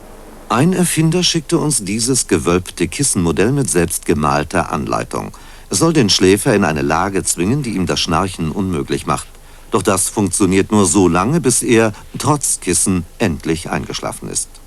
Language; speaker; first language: German; native; German